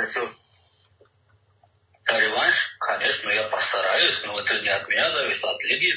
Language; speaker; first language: Russian; non-native, local second language; Uzbek